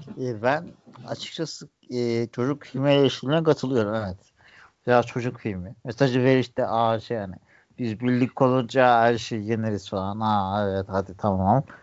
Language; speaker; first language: Turkish; native; Turkish